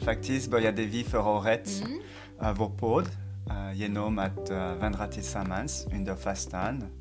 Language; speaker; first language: Swedish; non-native, fluent; French